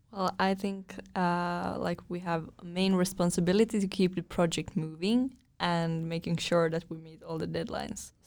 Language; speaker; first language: English; non-native, fluent; Finnish